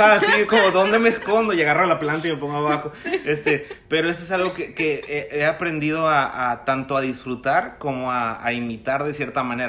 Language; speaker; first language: Spanish; native; Spanish